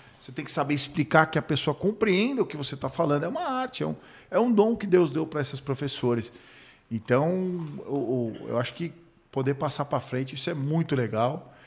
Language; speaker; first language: Portuguese; early bilingual, other home language; Hebrew